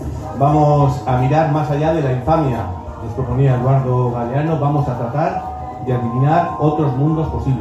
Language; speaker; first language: Spanish; native; Spanish